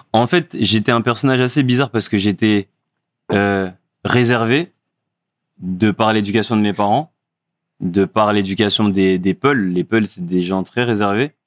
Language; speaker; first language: French; early bilingual, other home language; Fula